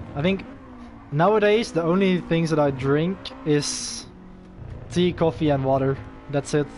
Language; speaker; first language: English; non-native, fluent; Dutch